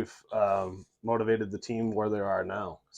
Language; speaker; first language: English; native; English